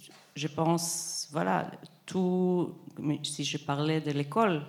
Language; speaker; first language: French; non-native, fluent; Hebrew